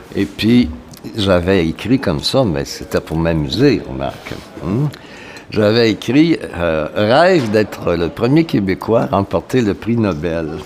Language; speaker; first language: French; native; French